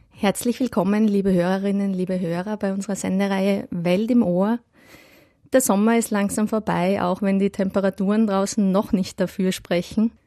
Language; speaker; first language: German; native; German